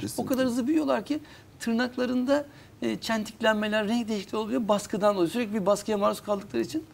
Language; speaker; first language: Turkish; native; Turkish